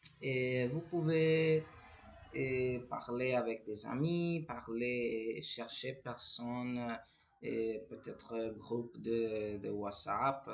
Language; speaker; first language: French; non-native, learner; Spanish